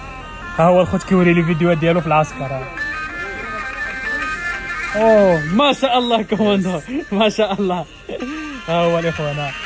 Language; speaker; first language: Arabic; native; Arabic